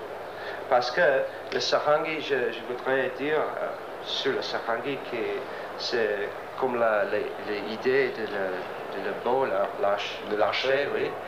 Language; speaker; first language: French; non-native, learner; English